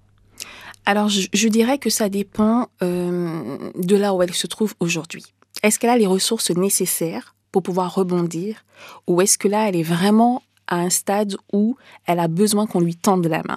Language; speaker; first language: French; native; French